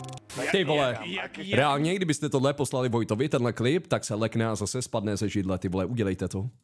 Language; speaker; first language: Czech; native; Czech